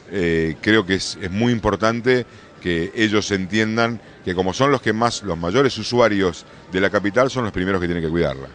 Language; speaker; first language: Spanish; native; Spanish